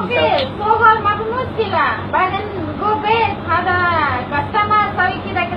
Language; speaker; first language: Arabic; non-native, learner; Nepali